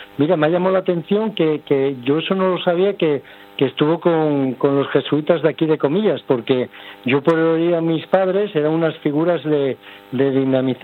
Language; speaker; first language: Spanish; native; Spanish